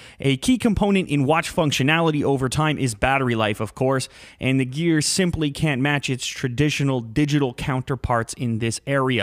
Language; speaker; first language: English; native; English